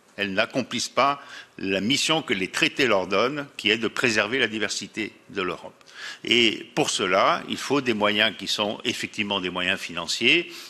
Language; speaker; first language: French; native; French